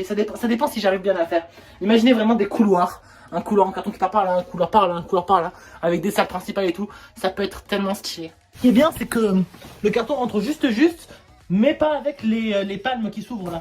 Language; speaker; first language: French; native; French